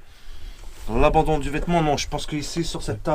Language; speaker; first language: French; native; French